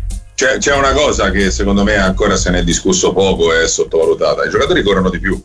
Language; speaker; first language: Italian; native; Italian